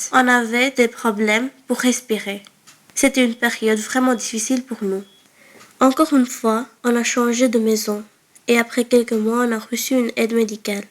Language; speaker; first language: French; early bilingual, other home language; Bangla